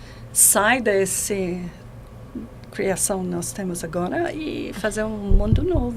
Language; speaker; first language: Portuguese; non-native, learner; English